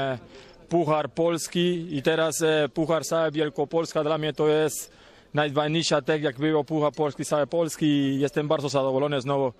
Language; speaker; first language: Polish; non-native, learner; Spanish